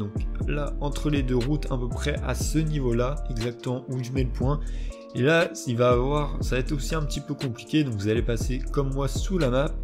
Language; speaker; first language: French; native; French